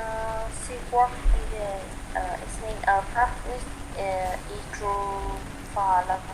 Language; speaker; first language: English; non-native, learner; Vietnamese